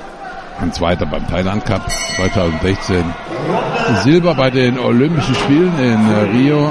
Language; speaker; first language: German; native; German